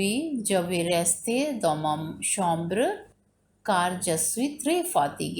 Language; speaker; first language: French; non-native, fluent; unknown